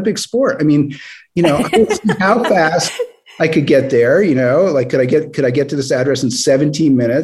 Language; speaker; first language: English; native; English